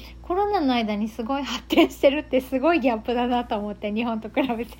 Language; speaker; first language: Japanese; native; Japanese